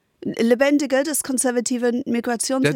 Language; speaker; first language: German; non-native, fluent; English